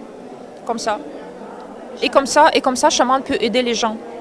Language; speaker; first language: French; non-native, learner; Russian